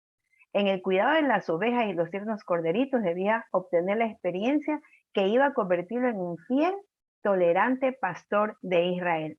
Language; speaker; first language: Spanish; native; Spanish